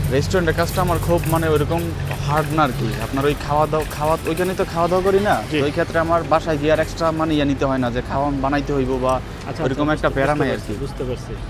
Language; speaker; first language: Bangla; native; Bangla